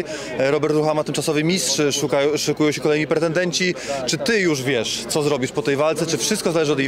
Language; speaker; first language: Polish; native; Polish